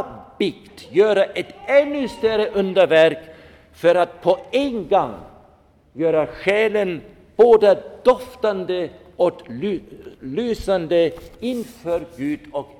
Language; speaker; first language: Swedish; non-native, fluent; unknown